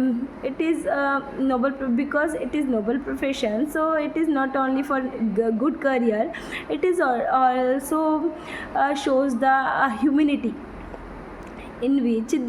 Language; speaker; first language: English; non-native, learner; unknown